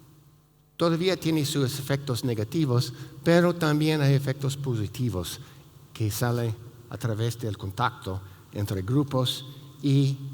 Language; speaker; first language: Spanish; non-native, fluent; English